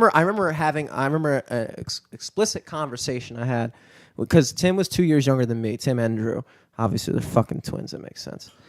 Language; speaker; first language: English; native; English